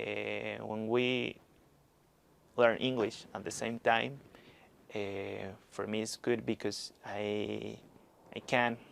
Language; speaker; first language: English; non-native, learner; Spanish